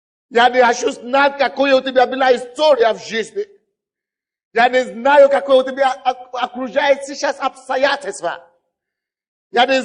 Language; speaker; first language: Russian; non-native, fluent; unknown